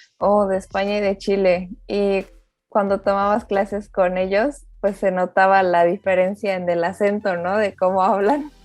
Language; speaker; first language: Spanish; native; Spanish